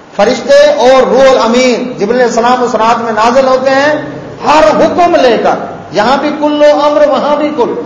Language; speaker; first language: Urdu; non-native, local second language; Saraiki